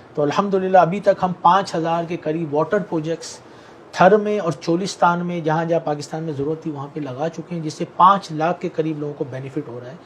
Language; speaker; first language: Urdu; native; Urdu